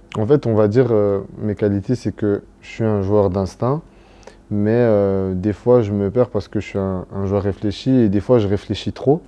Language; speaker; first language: French; early bilingual, other home language; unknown